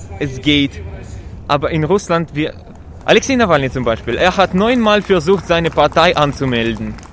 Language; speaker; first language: German; non-native, fluent; Russian